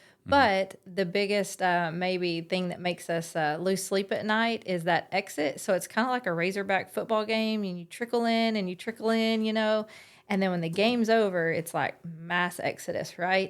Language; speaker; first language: English; native; English